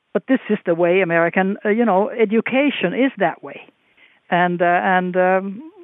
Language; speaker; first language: English; non-native, fluent; Finnish